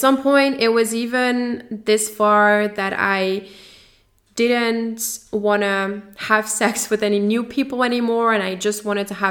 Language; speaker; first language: English; non-native, fluent; Dutch